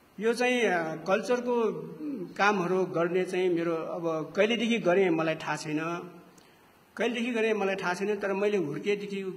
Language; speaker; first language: Nepali; non-native, local second language; Newari